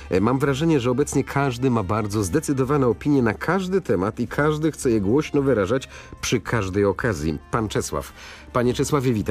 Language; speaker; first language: Polish; native; Polish